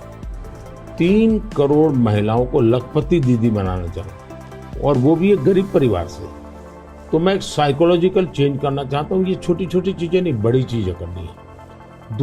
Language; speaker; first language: Hindi; native; Hindi